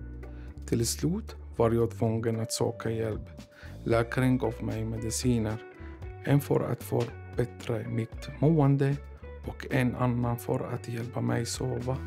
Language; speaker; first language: Swedish; non-native, learner; Arabic